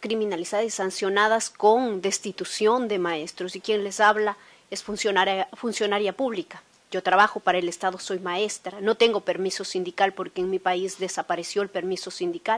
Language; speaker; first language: Spanish; native; Spanish